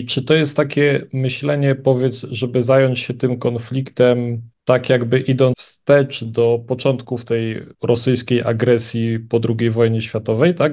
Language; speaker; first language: Polish; native; Polish